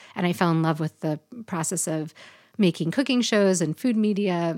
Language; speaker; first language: English; native; English